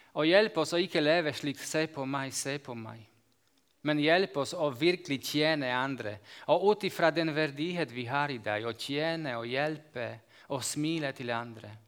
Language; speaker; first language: Norwegian; non-native, fluent; Slovak